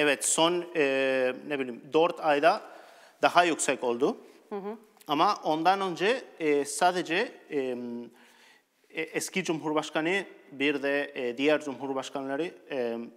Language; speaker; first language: Turkish; non-native, learner; Spanish